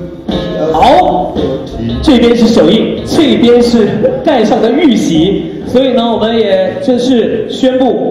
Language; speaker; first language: Chinese; native; Chinese